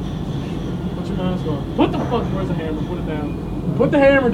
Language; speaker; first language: English; native; English